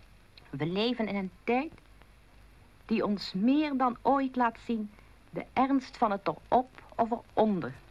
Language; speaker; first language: Dutch; native; Dutch